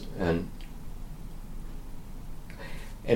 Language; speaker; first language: English; native; English